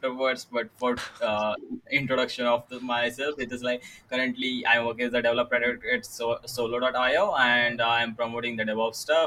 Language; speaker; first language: English; non-native, local second language; Marathi